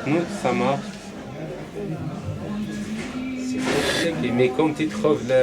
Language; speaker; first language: French; non-native, learner; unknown